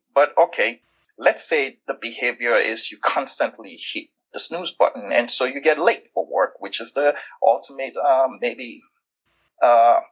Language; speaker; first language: English; non-native, local second language; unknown